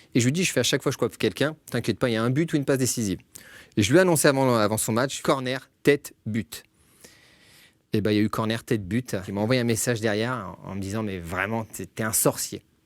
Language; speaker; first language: French; native; French